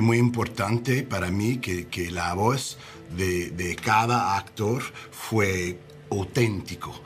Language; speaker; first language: Spanish; non-native, learner; English